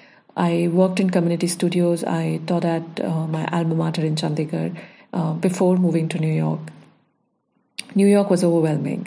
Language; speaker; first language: English; non-native, local second language; Hindi